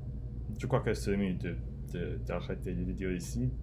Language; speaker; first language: French; non-native, learner; English